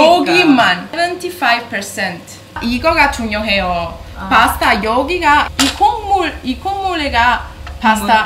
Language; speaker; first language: Korean; non-native, learner; Italian